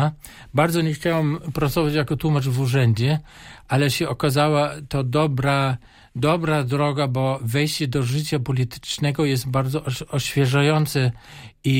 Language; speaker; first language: Polish; non-native, fluent; German